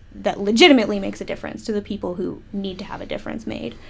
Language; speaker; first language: English; native; English